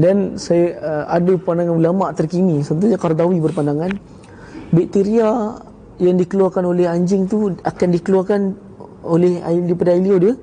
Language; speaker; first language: Malay; native; Malay